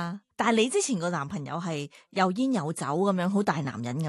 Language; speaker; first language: Cantonese; native; Cantonese